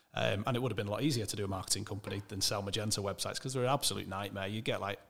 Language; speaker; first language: English; native; English